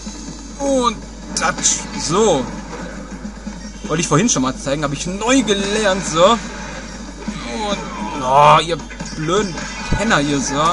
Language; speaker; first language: German; native; German